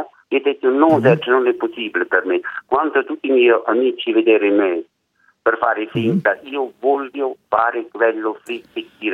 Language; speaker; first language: Italian; non-native, learner; German